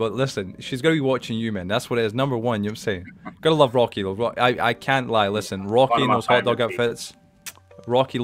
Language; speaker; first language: English; native; English